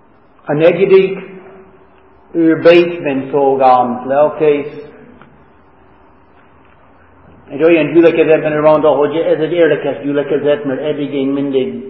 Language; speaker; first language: Hungarian; non-native, fluent; English